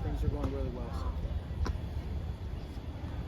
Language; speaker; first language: English; native; English